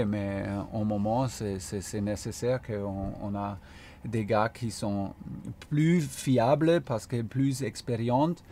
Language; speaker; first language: French; non-native, fluent; German